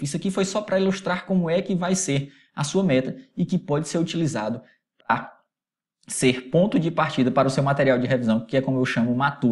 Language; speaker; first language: Portuguese; native; Portuguese